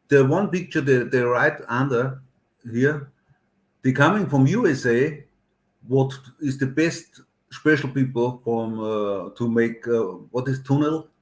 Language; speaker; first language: English; non-native, learner; German